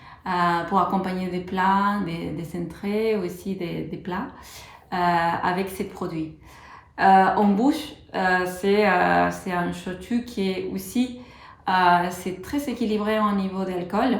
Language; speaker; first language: French; non-native, fluent; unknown